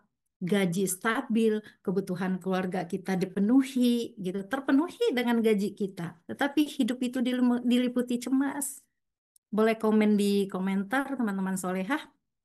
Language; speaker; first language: Indonesian; native; Indonesian